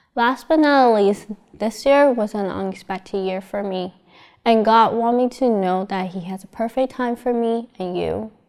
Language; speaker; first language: English; non-native, fluent; Chinese